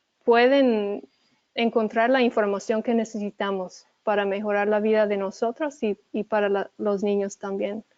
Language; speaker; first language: Spanish; early bilingual, heritage; Spanish